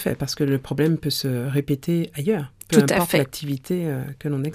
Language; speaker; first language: French; native; French